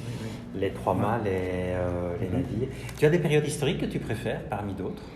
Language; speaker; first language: French; native; French